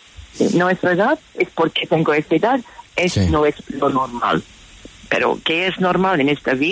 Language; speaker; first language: Spanish; non-native, fluent; English